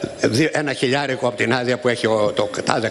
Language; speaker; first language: Greek; native; Greek